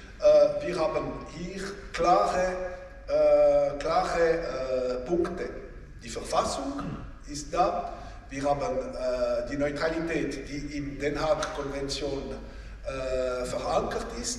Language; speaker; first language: German; non-native, local second language; French